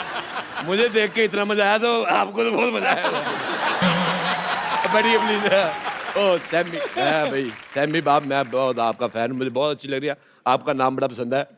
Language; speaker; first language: Hindi; native; Hindi